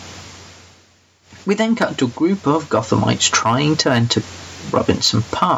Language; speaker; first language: English; native; English